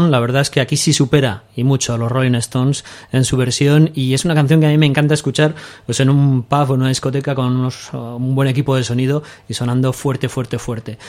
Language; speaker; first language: Spanish; native; Spanish